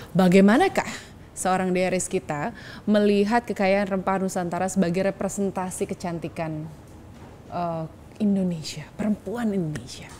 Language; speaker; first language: Indonesian; native; Indonesian